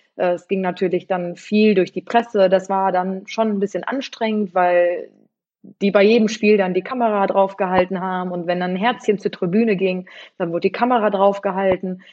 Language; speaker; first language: German; early bilingual, other home language; Polish